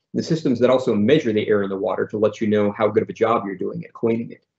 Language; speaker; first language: English; native; English